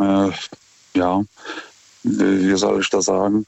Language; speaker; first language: German; non-native, fluent; Lithuanian